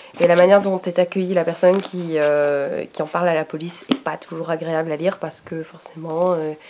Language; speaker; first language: French; native; French